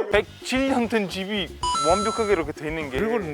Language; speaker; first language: Korean; non-native, fluent; Italian